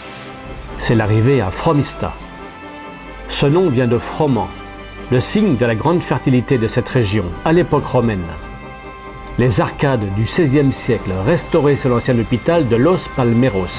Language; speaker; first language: French; native; French